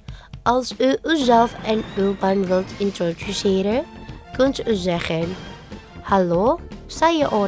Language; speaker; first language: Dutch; non-native, learner; Indonesian